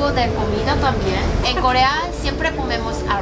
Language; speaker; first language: Spanish; non-native, learner; Korean